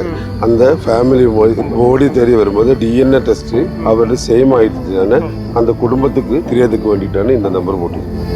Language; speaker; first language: Tamil; non-native, local second language; Malayalam